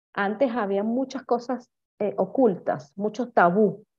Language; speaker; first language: Spanish; native; Spanish